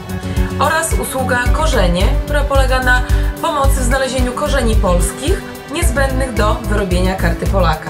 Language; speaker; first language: Polish; non-native, fluent; Ukrainian